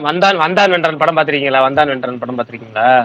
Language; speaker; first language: Tamil; native; Tamil